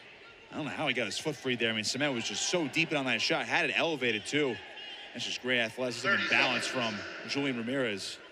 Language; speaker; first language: English; native; English